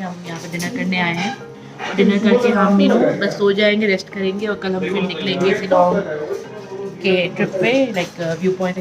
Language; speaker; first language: Hindi; native; Hindi